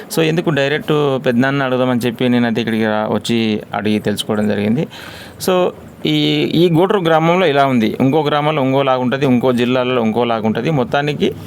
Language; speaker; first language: Telugu; native; Telugu